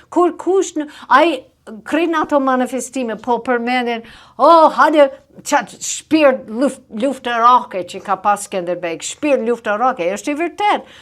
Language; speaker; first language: Albanian; non-native, fluent; English